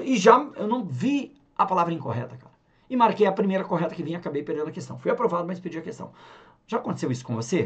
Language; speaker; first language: Portuguese; native; Portuguese